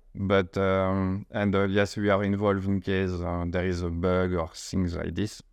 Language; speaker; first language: English; non-native, fluent; French